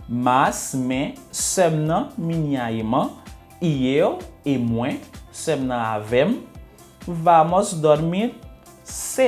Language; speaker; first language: Portuguese; non-native, learner; Haitian Creole